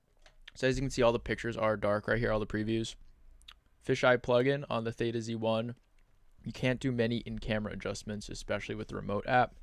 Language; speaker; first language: English; native; English